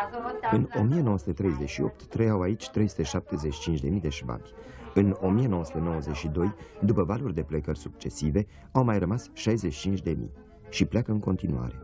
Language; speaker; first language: Romanian; native; Romanian